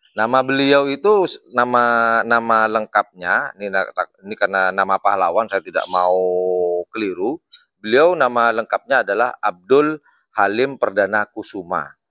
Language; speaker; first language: Indonesian; non-native, local second language; Madurese